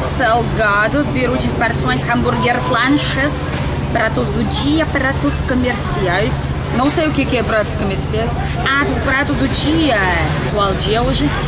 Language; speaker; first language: Portuguese; non-native, learner; Russian